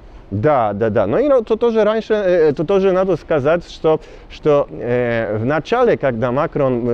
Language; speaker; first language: Russian; non-native, learner; Polish